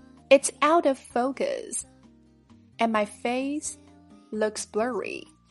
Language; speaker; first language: English; non-native, fluent; Chinese